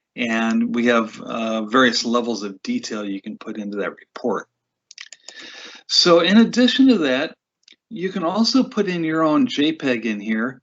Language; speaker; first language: English; native; English